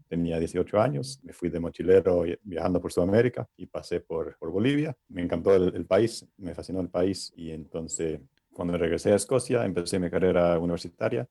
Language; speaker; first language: Spanish; non-native, fluent; English